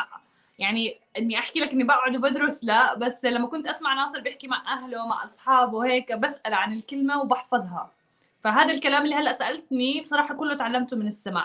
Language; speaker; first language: Arabic; native; Arabic